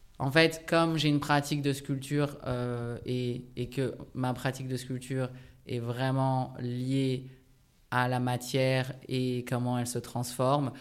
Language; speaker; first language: French; early bilingual, other home language; Japanese